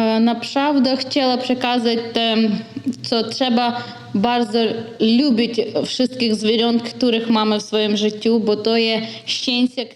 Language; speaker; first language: Polish; non-native, learner; Ukrainian